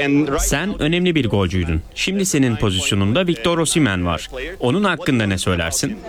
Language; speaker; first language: Turkish; native; Turkish